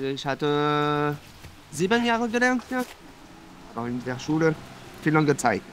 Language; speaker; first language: German; non-native, learner; French